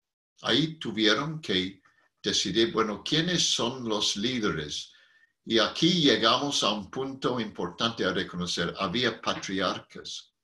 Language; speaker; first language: Spanish; non-native, fluent; English